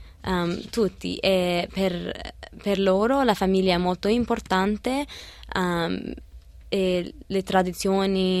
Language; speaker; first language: Italian; non-native, learner; Arabic